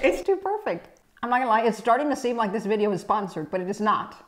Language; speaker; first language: English; native; English